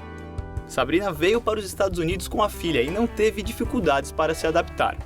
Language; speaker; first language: Portuguese; native; Portuguese